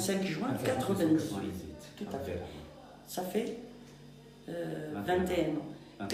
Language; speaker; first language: French; non-native, local second language; Kabyle